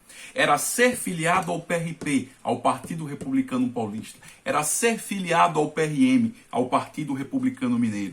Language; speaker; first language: Portuguese; native; Portuguese